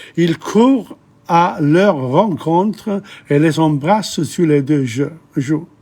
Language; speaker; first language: French; non-native, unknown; English